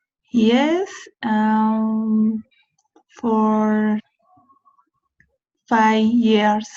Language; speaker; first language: English; non-native, learner; Spanish